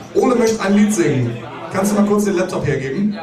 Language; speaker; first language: German; native; German